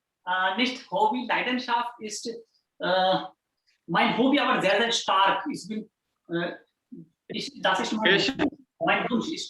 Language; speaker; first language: German; non-native, fluent; Hindi